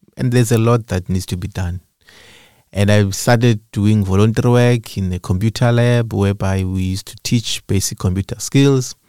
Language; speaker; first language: English; non-native, local second language; Xhosa